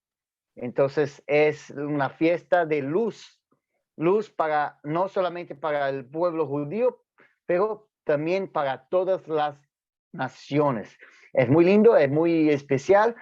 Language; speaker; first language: Spanish; non-native, fluent; Portuguese